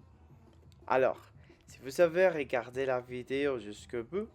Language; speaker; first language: French; non-native, fluent; Spanish